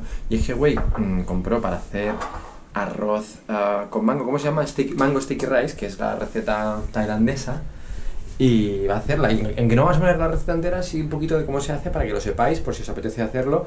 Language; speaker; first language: Spanish; native; Spanish